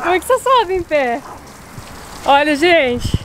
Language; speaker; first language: Portuguese; native; Portuguese